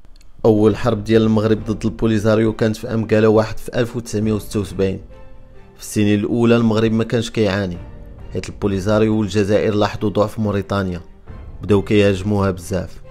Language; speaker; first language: Arabic; native; Arabic